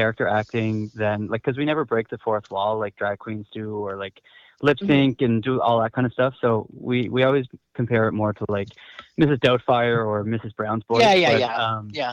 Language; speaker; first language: English; native; English